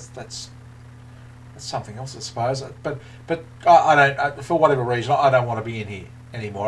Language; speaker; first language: English; native; English